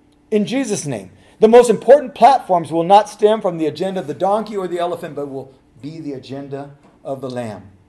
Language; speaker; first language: English; native; English